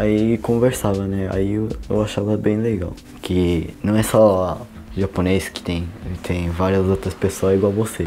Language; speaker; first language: Portuguese; early bilingual, heritage; Portuguese